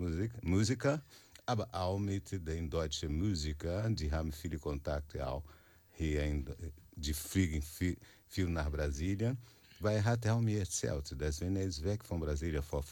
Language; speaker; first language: German; non-native, learner; Portuguese